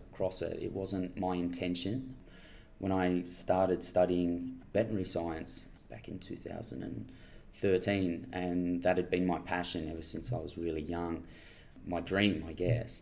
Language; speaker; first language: English; native; English